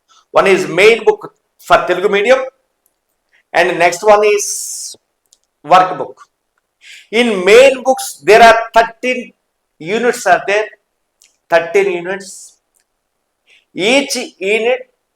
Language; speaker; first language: English; non-native, local second language; Telugu